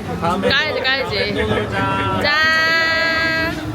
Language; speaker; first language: Korean; native; Korean